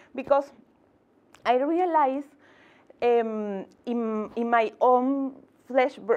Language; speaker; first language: English; non-native, fluent; Spanish